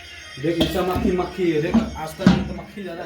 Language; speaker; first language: Hindi; non-native, local second language; Khasi